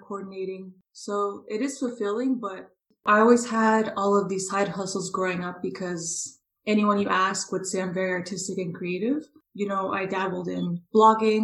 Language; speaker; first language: English; native; English